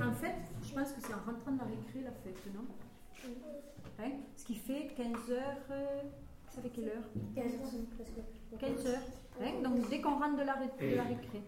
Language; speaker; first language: French; native; French